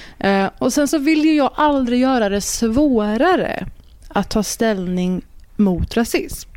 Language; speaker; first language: Swedish; early bilingual, other home language; Persian